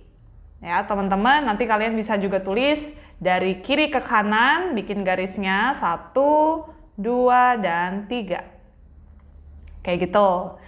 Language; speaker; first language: Indonesian; native; Indonesian